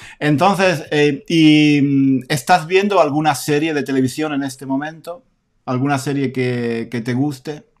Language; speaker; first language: Spanish; native; Spanish